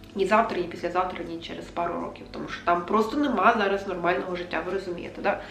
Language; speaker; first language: Ukrainian; non-native, local second language; Russian